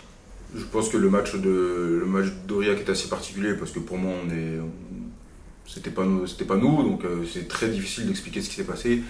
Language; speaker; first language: French; native; French